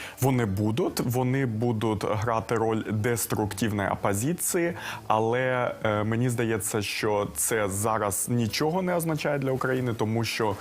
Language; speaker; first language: Ukrainian; non-native, local second language; Russian